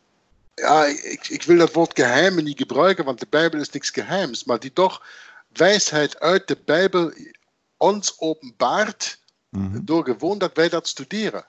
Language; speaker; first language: Dutch; native; Dutch